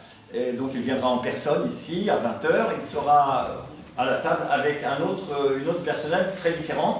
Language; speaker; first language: French; native; French